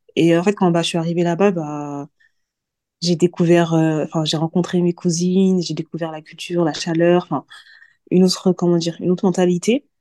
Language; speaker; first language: French; early bilingual, other home language; Mandingo